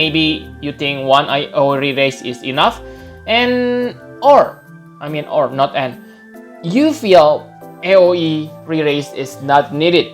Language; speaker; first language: English; non-native, fluent; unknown